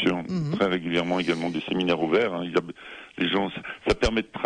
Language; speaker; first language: French; native; French